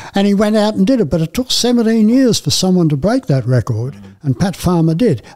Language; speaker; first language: English; native; English